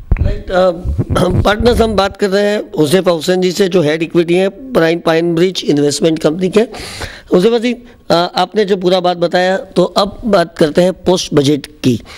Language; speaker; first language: Hindi; non-native, local second language; Gujarati